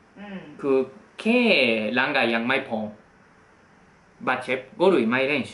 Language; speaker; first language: Thai; non-native, fluent; Japanese